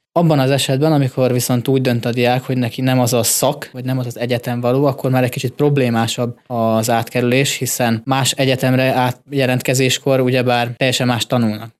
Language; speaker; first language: Hungarian; native; Hungarian